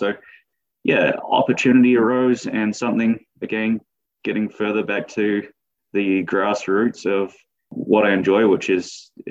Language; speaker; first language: English; native; English